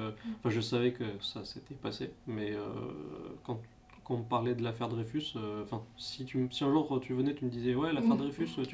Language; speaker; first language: French; native; French